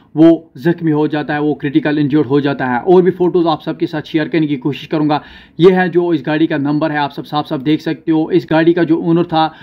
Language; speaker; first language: Hindi; non-native, local second language; Kashmiri